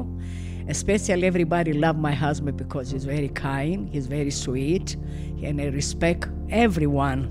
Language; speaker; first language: English; non-native, learner; Greek